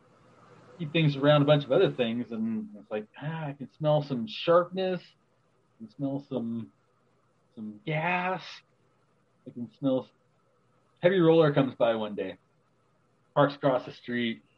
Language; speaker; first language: English; native; English